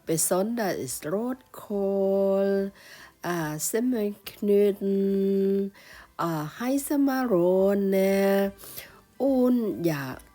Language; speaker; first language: German; non-native, learner; Thai